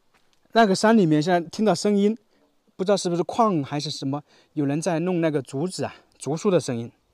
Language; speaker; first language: Chinese; native; Chinese